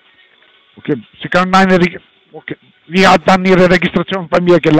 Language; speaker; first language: German; non-native, learner; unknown